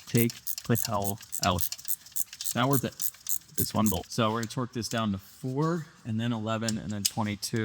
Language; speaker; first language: English; native; English